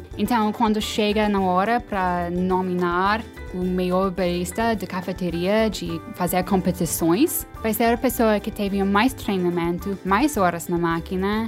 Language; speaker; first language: Portuguese; non-native, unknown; English